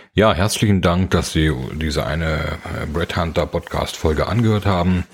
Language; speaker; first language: German; native; German